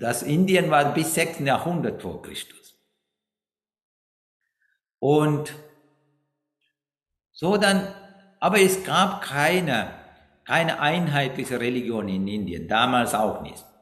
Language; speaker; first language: German; non-native, fluent; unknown